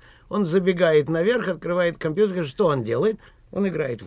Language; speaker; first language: Russian; native; Russian